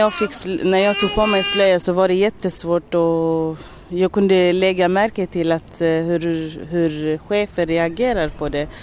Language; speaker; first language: Swedish; early bilingual, other home language; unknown